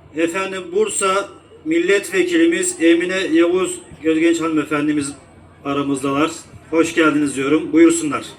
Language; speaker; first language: Turkish; native; Turkish